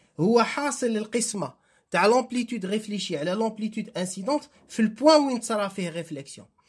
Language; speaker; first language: French; non-native, local second language; Arabic